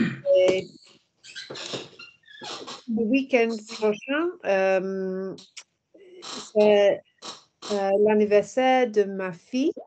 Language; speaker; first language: French; non-native, learner; English